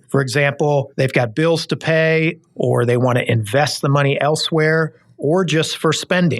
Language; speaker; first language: English; native; English